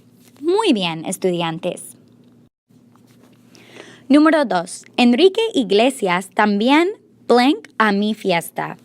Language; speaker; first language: Spanish; non-native, fluent; English